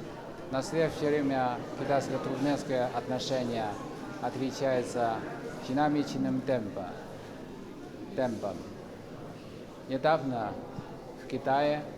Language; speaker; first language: Russian; non-native, fluent; Chinese